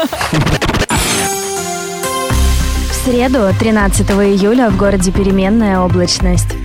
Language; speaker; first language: Russian; native; Russian